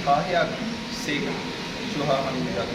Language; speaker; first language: Korean; non-native, learner; Urdu